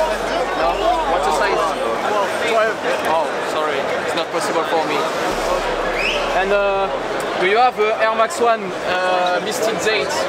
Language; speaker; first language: English; non-native, learner; French